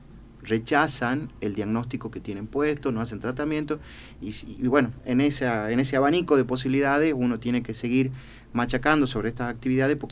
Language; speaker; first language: Spanish; native; Spanish